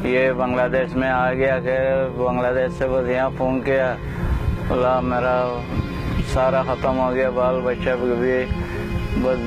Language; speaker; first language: Hindi; non-native, learner; Rohingya